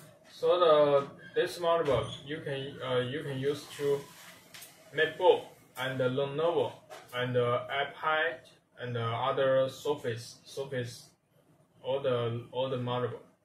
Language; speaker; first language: English; non-native, learner; Chinese